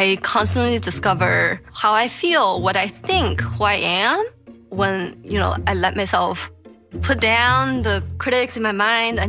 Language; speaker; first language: English; non-native, fluent; Chinese